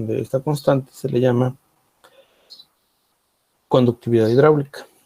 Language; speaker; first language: Spanish; native; Spanish